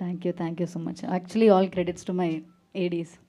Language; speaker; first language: Telugu; non-native, learner; Malayalam